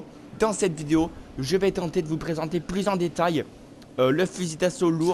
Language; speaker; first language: French; native; French